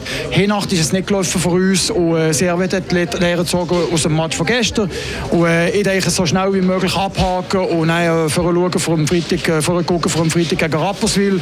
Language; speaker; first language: German; native; German